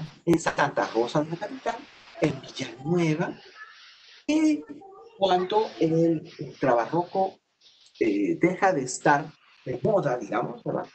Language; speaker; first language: Spanish; native; Spanish